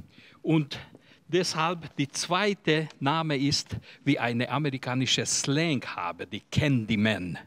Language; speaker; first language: German; non-native, learner; Hungarian